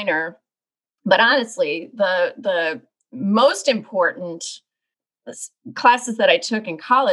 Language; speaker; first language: English; native; English